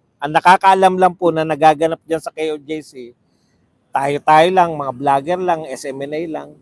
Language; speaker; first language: Filipino; native; Filipino